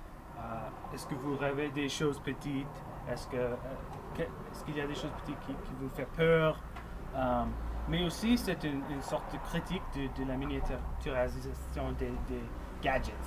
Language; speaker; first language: French; non-native, local second language; English